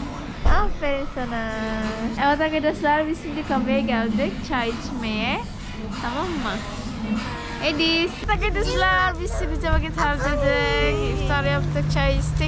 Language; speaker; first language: Turkish; non-native, learner; Indonesian